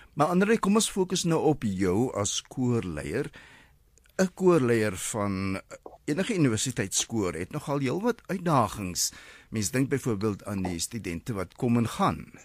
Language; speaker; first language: Afrikaans; native; Afrikaans